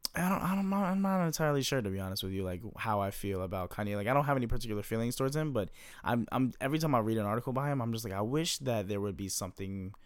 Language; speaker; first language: English; native; English